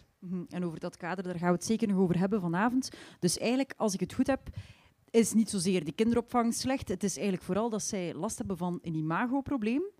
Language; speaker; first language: Dutch; native; Dutch